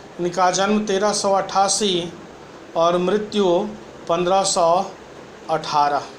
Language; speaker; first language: Hindi; native; Hindi